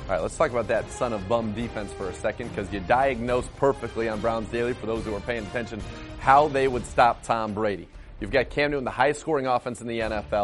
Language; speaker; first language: English; native; English